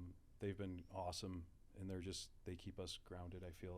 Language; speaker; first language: English; native; English